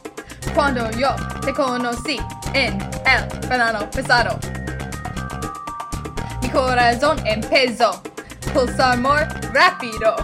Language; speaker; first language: Spanish; non-native, learner; English